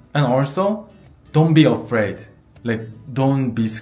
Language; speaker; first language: English; non-native, fluent; Korean